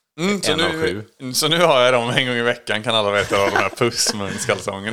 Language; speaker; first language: Swedish; native; Swedish